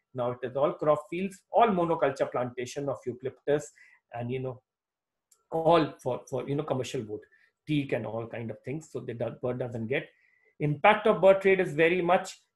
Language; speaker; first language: English; non-native, local second language; Hindi